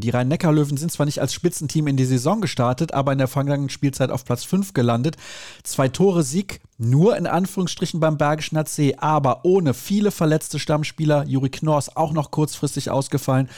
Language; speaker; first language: German; native; German